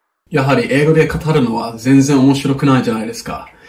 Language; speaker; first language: Japanese; non-native, fluent; English